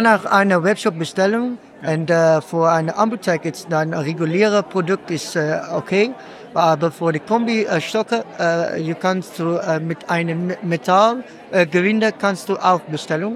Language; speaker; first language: German; non-native, learner; Dutch